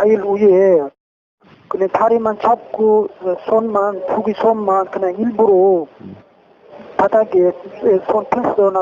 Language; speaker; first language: Korean; non-native, learner; Uzbek